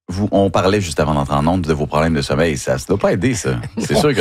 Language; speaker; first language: French; native; French